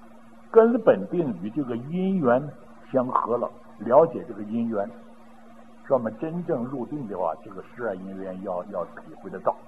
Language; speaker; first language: Chinese; native; Chinese